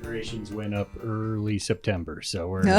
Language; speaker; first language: English; native; English